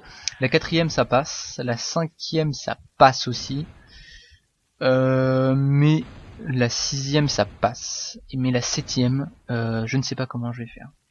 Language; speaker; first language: French; native; French